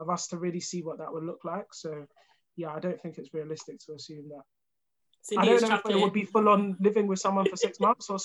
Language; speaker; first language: English; early bilingual, other home language; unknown